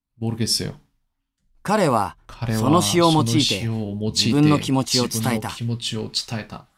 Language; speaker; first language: Japanese; non-native, learner; Korean